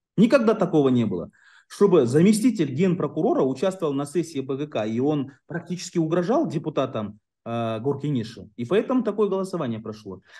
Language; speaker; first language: Russian; non-native, local second language; Kyrgyz